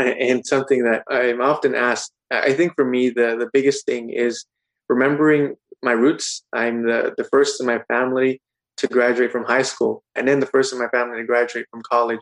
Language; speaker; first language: English; native; English